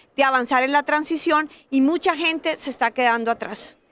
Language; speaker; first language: Spanish; native; Spanish